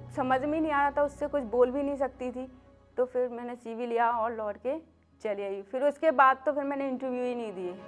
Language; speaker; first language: Hindi; native; Hindi